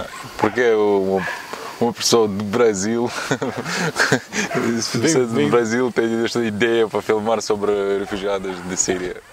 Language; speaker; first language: Portuguese; non-native, learner; Russian